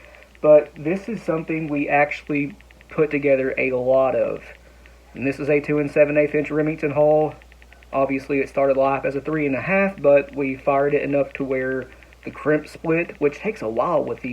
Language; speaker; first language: English; native; English